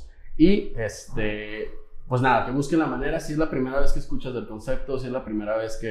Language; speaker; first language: Spanish; native; Spanish